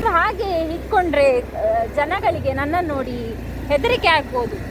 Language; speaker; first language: Kannada; non-native, local second language; Tulu